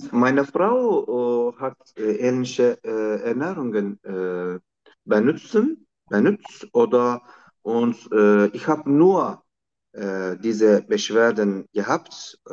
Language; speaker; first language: German; non-native, learner; Turkish